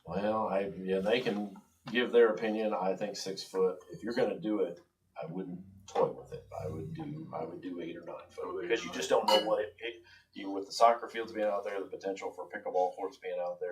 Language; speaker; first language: English; native; English